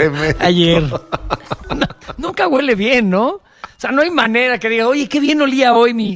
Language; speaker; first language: Spanish; native; Spanish